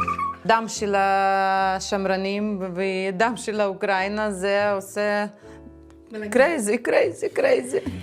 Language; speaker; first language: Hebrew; non-native, fluent; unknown